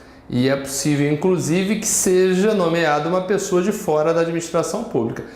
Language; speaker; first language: Portuguese; native; Portuguese